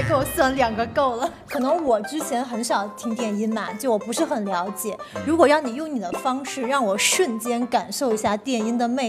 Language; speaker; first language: Chinese; native; Chinese